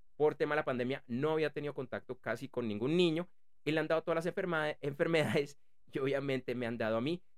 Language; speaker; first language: Spanish; native; Spanish